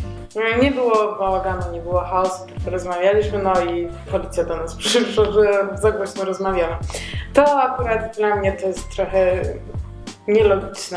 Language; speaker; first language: Polish; non-native, learner; Georgian